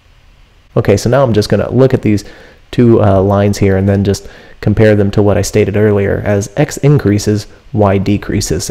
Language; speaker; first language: English; native; English